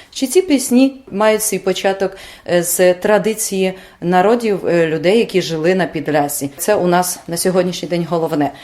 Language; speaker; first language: Ukrainian; native; Ukrainian